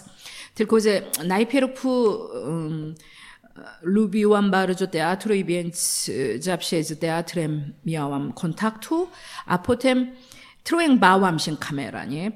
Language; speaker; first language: Polish; non-native, learner; Korean